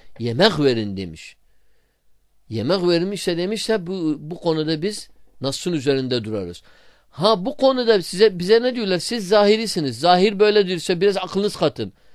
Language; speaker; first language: Turkish; non-native, fluent; Arabic